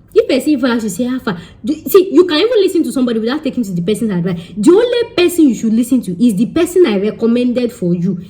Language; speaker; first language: Nigerian Pidgin; non-native, local second language; Yoruba